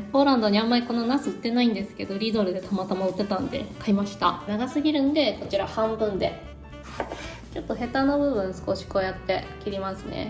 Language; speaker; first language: Japanese; native; Japanese